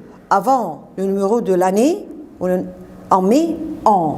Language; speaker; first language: French; non-native, fluent; Arabic